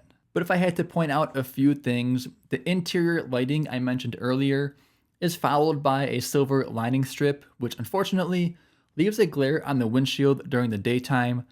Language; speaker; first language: English; native; English